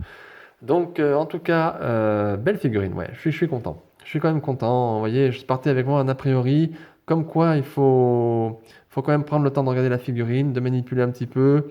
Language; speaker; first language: French; native; French